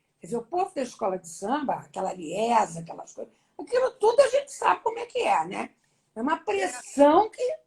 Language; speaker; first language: Portuguese; native; Portuguese